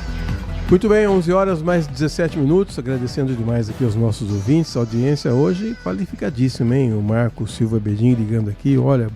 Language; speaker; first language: Portuguese; native; Portuguese